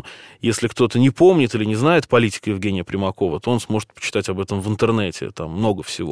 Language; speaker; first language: Russian; native; Russian